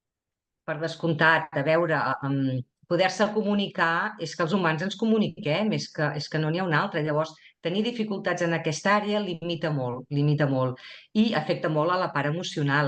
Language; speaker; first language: Catalan; native; Catalan